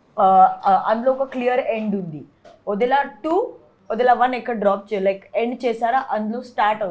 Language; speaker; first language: Telugu; non-native, learner; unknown